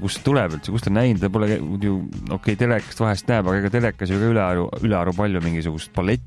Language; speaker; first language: Estonian; native; Estonian